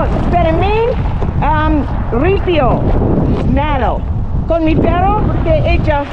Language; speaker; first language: Spanish; non-native, learner; English